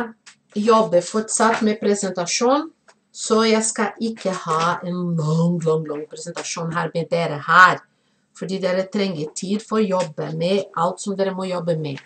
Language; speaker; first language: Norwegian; non-native, fluent; Portuguese